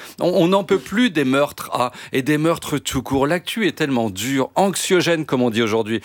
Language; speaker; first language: French; native; French